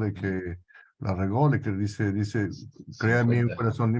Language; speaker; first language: Spanish; native; Spanish